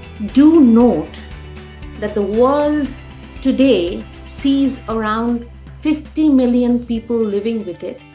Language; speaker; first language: English; non-native, local second language; Bangla